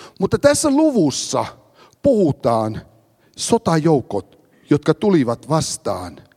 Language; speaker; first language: Finnish; early bilingual, heritage; Finnish